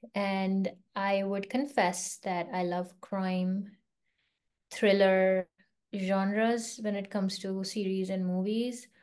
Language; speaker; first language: English; non-native, local second language; Hindi